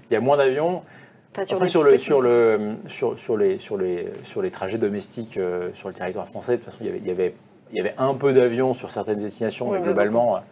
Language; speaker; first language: French; native; French